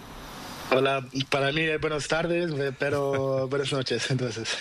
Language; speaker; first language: Spanish; non-native, learner; Portuguese